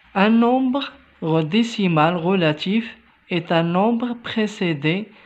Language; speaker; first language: French; non-native, local second language; Arabic